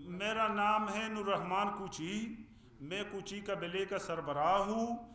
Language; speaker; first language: Urdu; non-native, fluent; Pashto